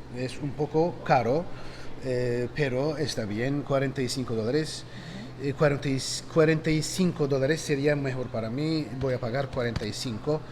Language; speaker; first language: Spanish; non-native, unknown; Turkish